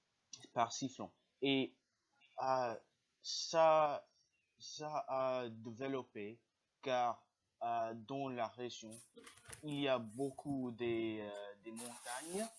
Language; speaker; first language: French; non-native, learner; English